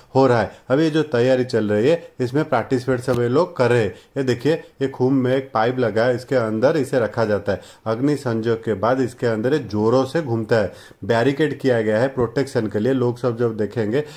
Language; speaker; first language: Hindi; non-native, local second language; Odia